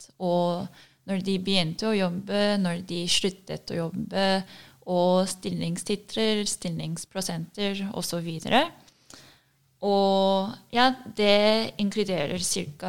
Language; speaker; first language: Norwegian; non-native, fluent; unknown